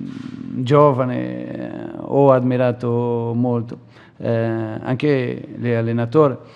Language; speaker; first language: Italian; non-native, fluent; Portuguese